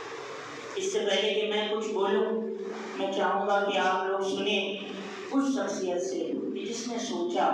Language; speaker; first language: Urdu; non-native, local second language; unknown